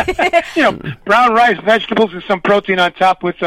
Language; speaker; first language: English; early bilingual, other home language; Spanish